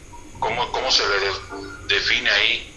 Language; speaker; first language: Spanish; native; Spanish